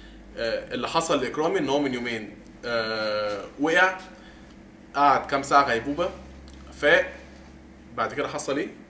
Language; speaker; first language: Arabic; native; Arabic